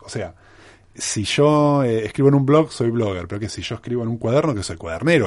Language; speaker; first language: Spanish; native; Spanish